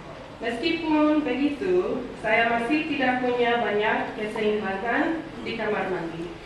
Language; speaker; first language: Indonesian; non-native, learner; English